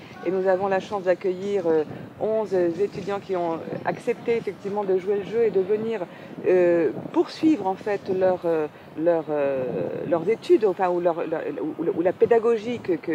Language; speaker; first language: French; native; French